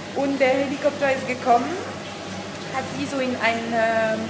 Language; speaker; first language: German; non-native, fluent; French